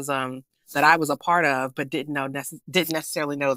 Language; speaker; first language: English; native; English